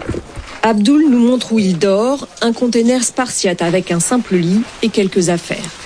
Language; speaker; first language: French; native; French